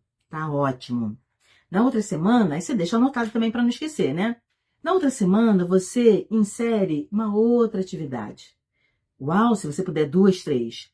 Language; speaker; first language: Portuguese; native; Portuguese